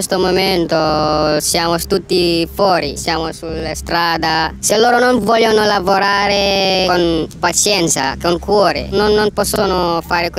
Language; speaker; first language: Italian; non-native, learner; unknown